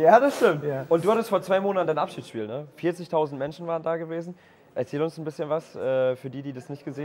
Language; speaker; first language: German; native; German